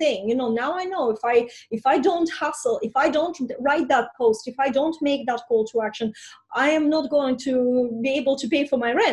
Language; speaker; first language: English; non-native, fluent; Russian